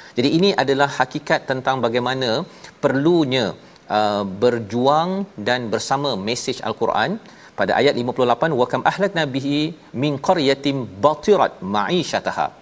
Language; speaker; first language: Malay; native; Malay